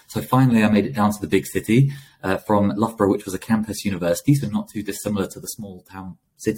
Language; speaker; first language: English; native; English